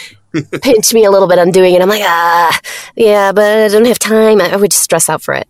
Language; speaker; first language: English; non-native, fluent; Spanish